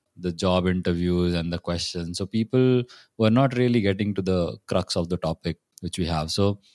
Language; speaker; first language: English; non-native, local second language; Marathi